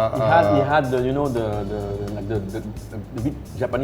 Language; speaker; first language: English; non-native, fluent; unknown